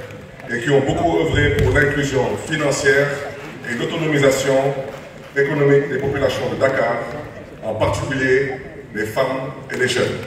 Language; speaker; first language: French; non-native, local second language; Wolof